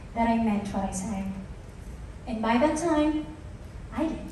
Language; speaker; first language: English; non-native, local second language; Filipino